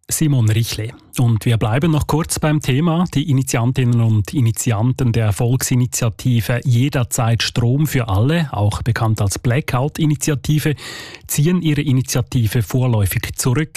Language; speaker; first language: German; native; German